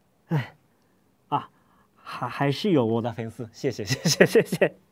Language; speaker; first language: Chinese; non-native, fluent; Japanese